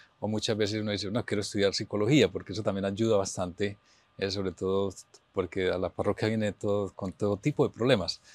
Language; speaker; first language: Spanish; native; Spanish